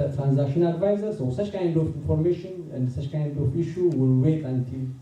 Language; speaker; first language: English; non-native, local second language; Amharic